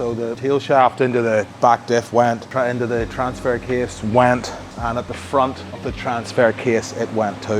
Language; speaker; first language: English; native; English